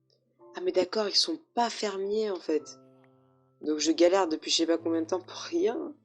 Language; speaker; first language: French; native; French